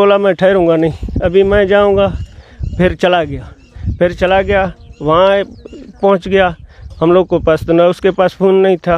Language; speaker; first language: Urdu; non-native, local second language; Baluchi